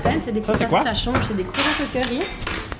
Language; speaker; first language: French; native; French